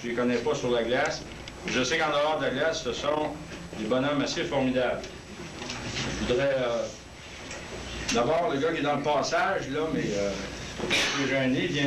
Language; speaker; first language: French; native; French